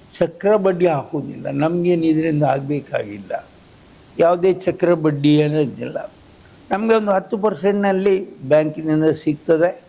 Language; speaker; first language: Kannada; native; Kannada